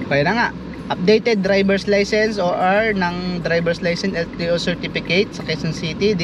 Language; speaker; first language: Filipino; native; Filipino